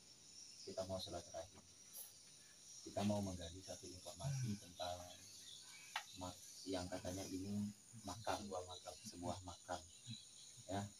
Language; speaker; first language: Indonesian; native; Indonesian